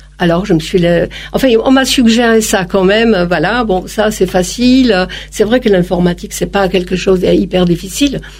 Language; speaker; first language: French; non-native, fluent; Polish